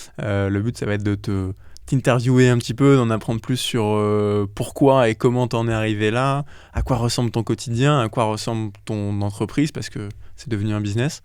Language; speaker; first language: French; native; French